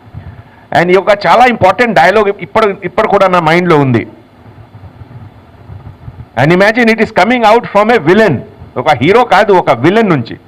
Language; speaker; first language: Telugu; non-native, local second language; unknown